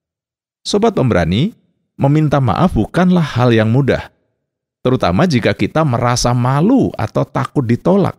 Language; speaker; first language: Indonesian; native; Indonesian